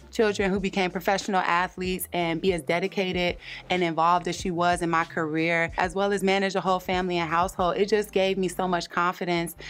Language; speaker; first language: English; native; English